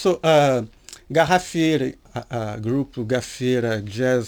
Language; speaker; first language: English; non-native, learner; Portuguese